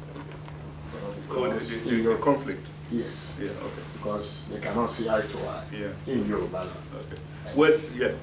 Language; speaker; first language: English; non-native, local second language; Yoruba